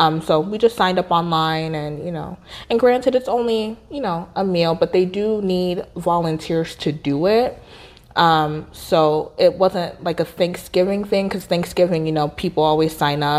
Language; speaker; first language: English; native; English